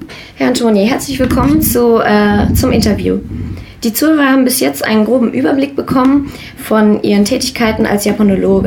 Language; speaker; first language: German; native; German